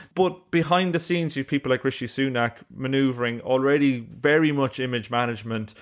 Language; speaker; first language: English; native; English